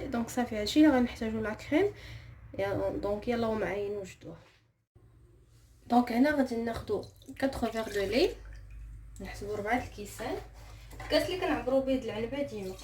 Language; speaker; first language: Arabic; native; Arabic